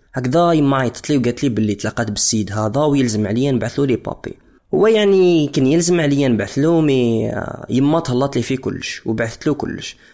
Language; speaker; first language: Arabic; non-native, fluent; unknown